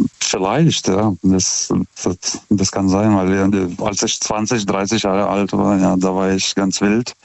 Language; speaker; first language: German; non-native, fluent; Lithuanian